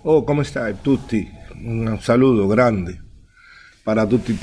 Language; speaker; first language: Italian; non-native, learner; Spanish